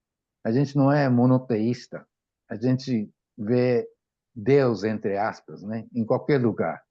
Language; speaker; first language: Portuguese; non-native, fluent; Japanese